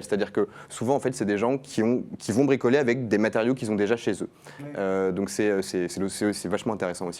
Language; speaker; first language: French; native; French